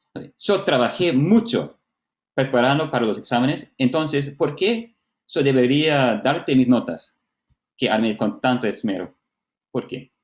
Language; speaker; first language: Spanish; non-native, fluent; Portuguese